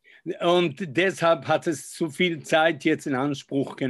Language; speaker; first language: German; non-native, fluent; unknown